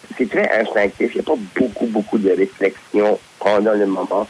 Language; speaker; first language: French; native; French